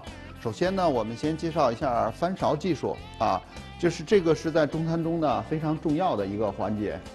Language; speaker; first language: Chinese; native; Chinese